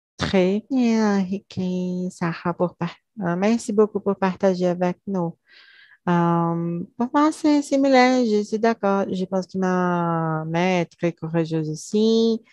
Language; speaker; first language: French; non-native, learner; Portuguese